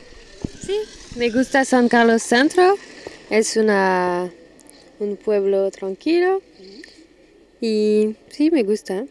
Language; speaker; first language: Spanish; non-native, learner; French